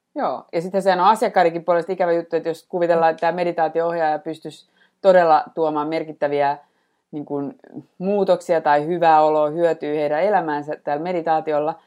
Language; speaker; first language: Finnish; native; Finnish